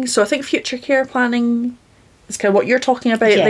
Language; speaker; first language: English; native; English